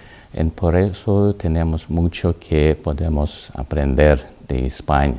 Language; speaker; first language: Spanish; non-native, learner; Azerbaijani